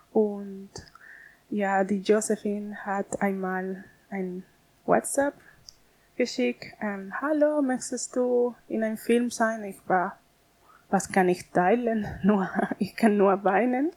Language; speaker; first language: German; non-native, learner; Spanish